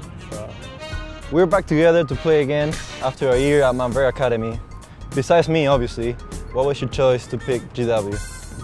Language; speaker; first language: English; non-native, fluent; Spanish